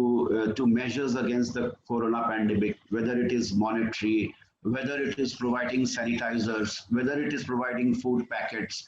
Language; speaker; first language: English; non-native, local second language; Hindi